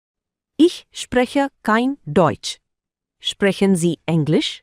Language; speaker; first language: German; non-native, fluent; Tamil